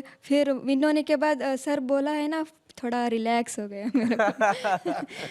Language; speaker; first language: Hindi; non-native, local second language; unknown